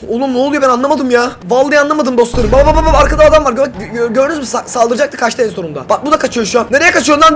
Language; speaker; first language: Turkish; native; Turkish